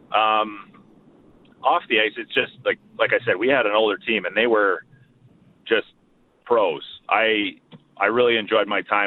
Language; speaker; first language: English; native; English